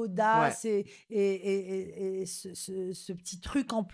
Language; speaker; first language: French; native; French